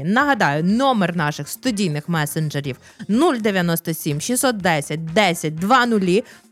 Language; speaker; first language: Ukrainian; native; Ukrainian